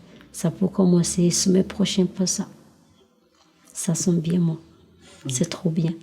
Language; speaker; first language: French; non-native, learner; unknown